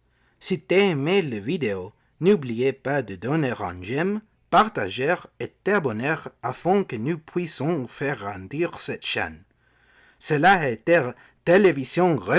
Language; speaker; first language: French; non-native, learner; English